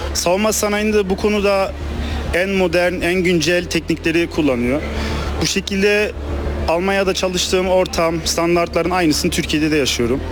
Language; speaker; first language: Turkish; early bilingual, heritage; Turkish